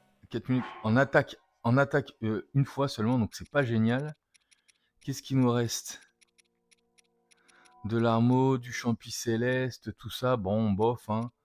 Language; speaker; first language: French; native; French